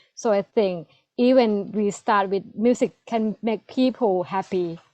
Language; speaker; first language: English; non-native, learner; Thai